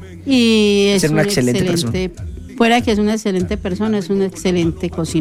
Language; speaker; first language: Spanish; native; Spanish